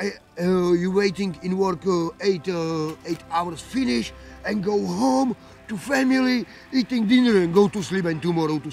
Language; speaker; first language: English; non-native, learner; Slovak